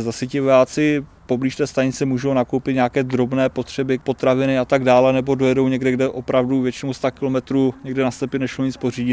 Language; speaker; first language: Czech; native; Czech